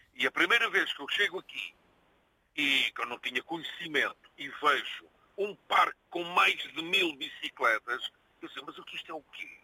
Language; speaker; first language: Portuguese; native; Portuguese